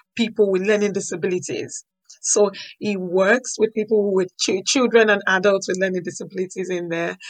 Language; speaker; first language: English; non-native, local second language; Yoruba